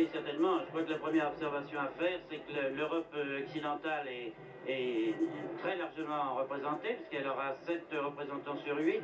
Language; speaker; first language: French; native; French